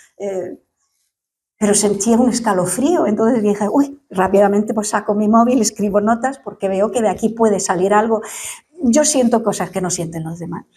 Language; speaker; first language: Spanish; non-native, fluent; English